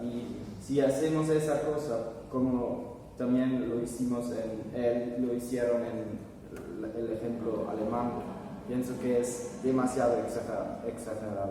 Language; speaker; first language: Spanish; non-native, fluent; German